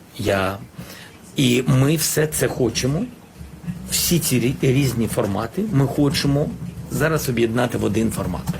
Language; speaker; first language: Ukrainian; non-native, local second language; Russian